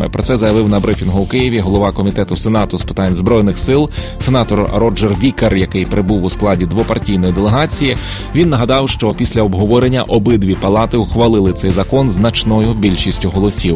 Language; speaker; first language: Ukrainian; native; Ukrainian